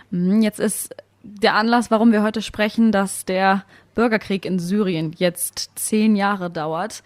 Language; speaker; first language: German; native; German